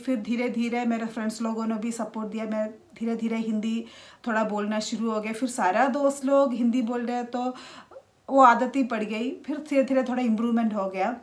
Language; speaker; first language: Hindi; non-native, local second language; Malayalam